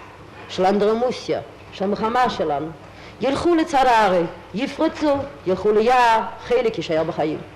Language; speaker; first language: Hebrew; non-native, fluent; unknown